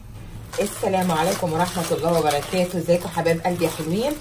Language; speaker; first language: Arabic; native; Arabic